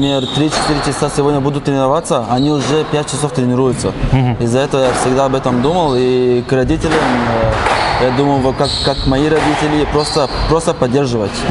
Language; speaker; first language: Russian; early bilingual, heritage; Russian